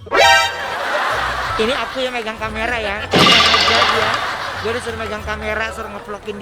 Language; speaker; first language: Indonesian; native; Indonesian